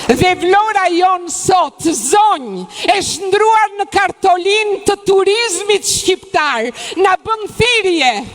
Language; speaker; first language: Albanian; native; Albanian